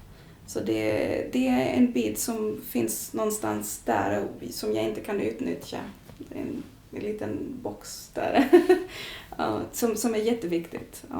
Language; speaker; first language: Swedish; non-native, fluent; Greek